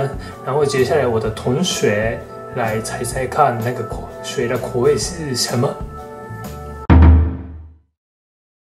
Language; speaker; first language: Chinese; non-native, fluent; Japanese